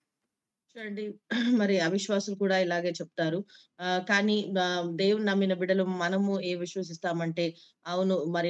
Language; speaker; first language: Telugu; native; Telugu